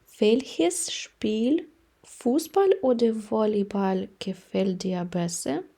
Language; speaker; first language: German; non-native, fluent; Ukrainian